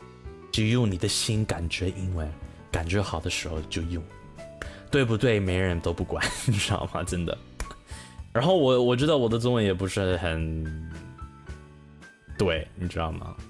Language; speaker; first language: Chinese; non-native, learner; English